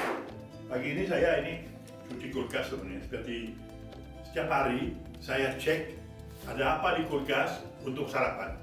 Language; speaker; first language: Indonesian; non-native, fluent; French